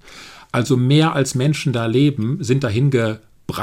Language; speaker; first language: German; native; German